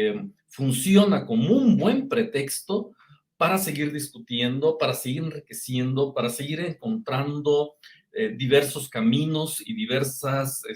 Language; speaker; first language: Spanish; native; Spanish